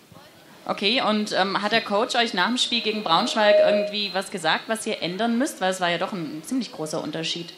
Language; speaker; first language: German; native; German